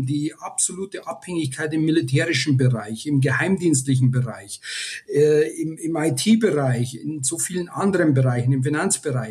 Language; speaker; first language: German; native; German